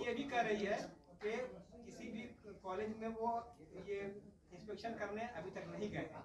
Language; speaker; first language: Hindi; native; Hindi